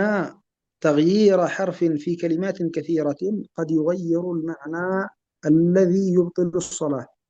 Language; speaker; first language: Arabic; native; Arabic